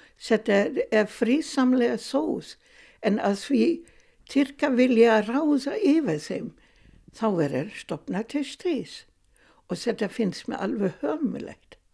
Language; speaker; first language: Icelandic; non-native, fluent; German